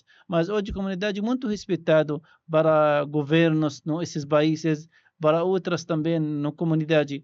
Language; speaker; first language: Portuguese; non-native, learner; Arabic